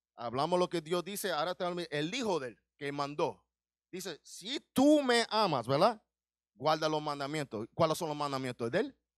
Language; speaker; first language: Spanish; early bilingual, heritage; Spanish